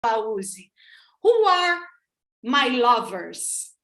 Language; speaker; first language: English; non-native, learner; Portuguese